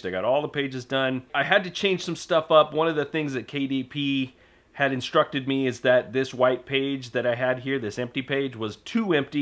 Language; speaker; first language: English; native; English